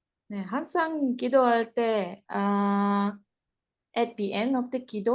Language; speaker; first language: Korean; non-native, learner; Malay